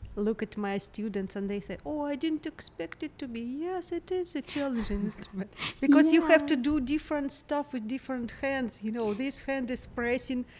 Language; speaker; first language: English; non-native, fluent; Ukrainian